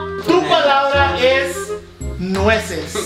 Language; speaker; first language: Spanish; early bilingual, heritage; Spanish